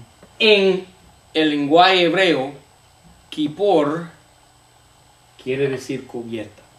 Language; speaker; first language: Spanish; non-native, fluent; English